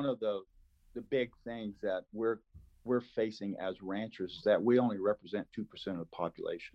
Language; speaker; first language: English; non-native, fluent; Spanish